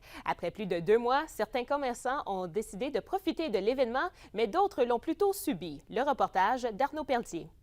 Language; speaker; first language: French; native; French